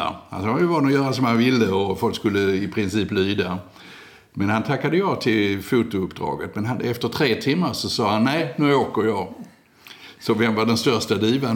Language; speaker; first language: Swedish; native; Swedish